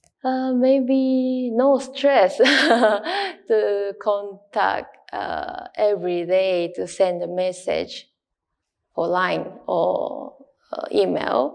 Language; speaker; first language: English; non-native, learner; Japanese